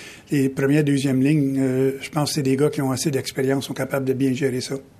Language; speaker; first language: French; native; French